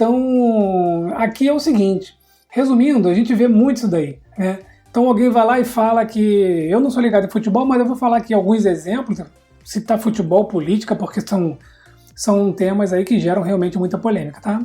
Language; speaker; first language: Portuguese; native; Portuguese